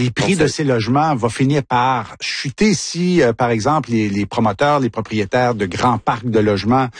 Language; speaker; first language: French; native; French